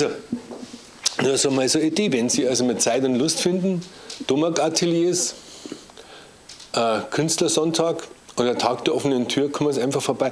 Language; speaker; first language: German; native; German